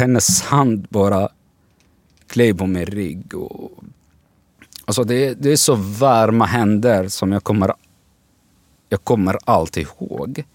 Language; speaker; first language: Swedish; non-native, learner; Arabic